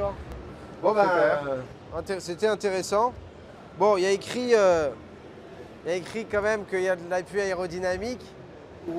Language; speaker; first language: French; native; French